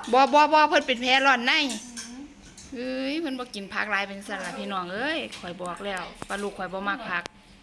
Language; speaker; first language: Thai; native; Thai